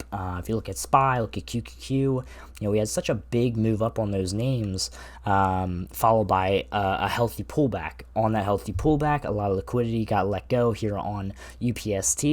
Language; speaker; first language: English; native; English